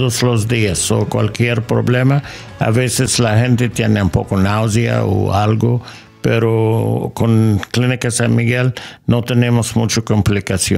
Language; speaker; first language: Spanish; non-native, learner; English